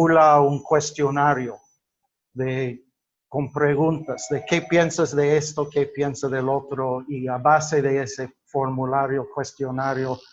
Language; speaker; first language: Spanish; non-native, fluent; English